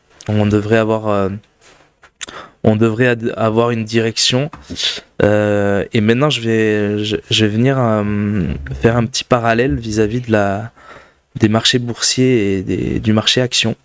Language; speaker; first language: French; native; French